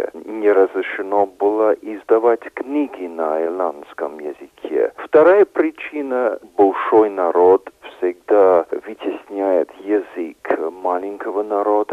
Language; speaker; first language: Russian; non-native, fluent; Irish